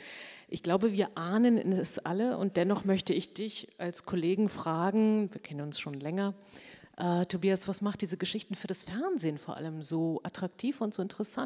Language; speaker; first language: German; native; German